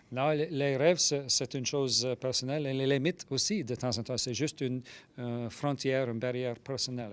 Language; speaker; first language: French; non-native, local second language; English